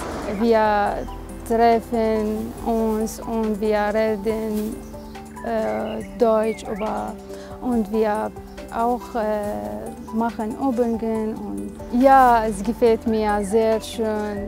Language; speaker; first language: German; non-native, learner; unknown